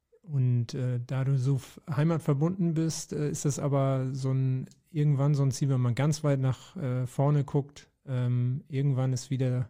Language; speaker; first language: German; native; German